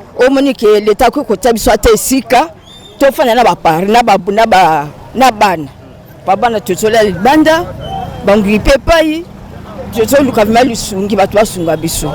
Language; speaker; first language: Lingala; native; Lingala